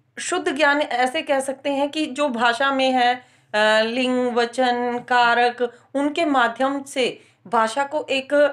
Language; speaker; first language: Hindi; native; Hindi